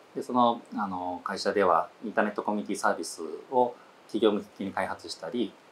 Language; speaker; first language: Japanese; native; Japanese